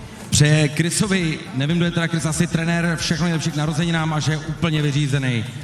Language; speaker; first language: Czech; native; Czech